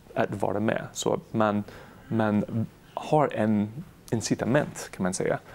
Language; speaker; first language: Swedish; non-native, fluent; English